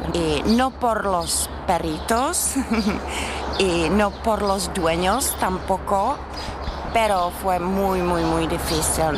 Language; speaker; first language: Spanish; non-native, fluent; Czech